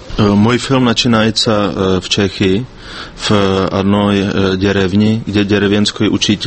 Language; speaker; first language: Russian; non-native, fluent; Czech